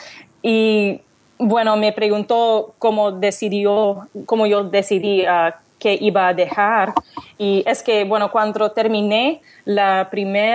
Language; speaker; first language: Spanish; non-native, learner; English